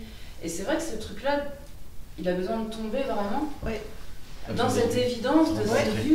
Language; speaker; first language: French; native; French